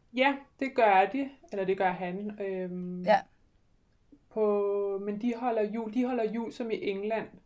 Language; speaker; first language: Danish; early bilingual, other home language; English